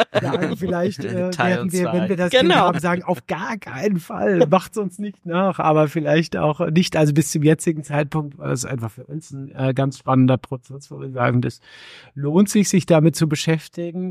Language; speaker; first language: German; native; German